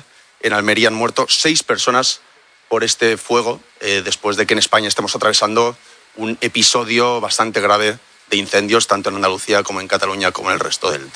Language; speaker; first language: Spanish; native; Spanish